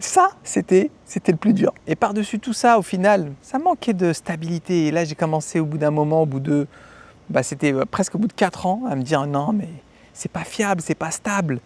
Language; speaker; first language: French; native; French